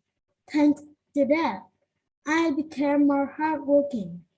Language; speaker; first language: English; non-native, learner; Vietnamese